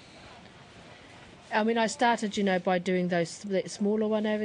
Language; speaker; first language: English; native; English